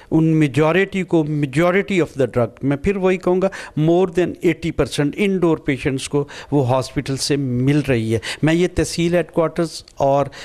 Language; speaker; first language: Urdu; non-native, local second language; Punjabi